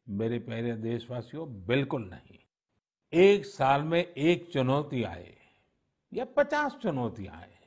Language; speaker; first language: Hindi; non-native, local second language; Gujarati